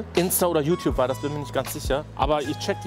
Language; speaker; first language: German; native; German